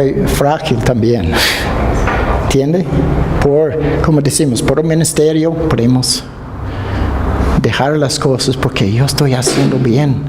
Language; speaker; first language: Spanish; non-native, fluent; Dutch